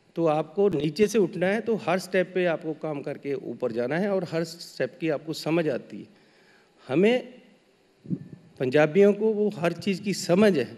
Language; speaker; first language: Hindi; native; Hindi